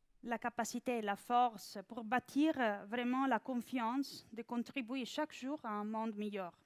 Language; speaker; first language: French; non-native, fluent; Italian